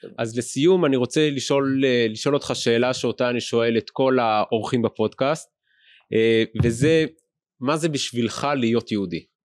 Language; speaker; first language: Hebrew; native; Hebrew